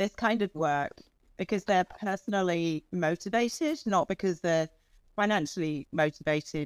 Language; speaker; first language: English; native; English